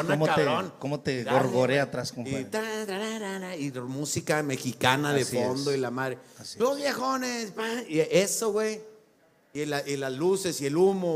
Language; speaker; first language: Spanish; native; Spanish